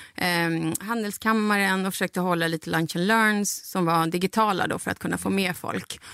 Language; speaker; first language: Swedish; non-native, fluent; Spanish